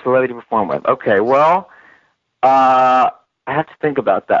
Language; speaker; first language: English; native; English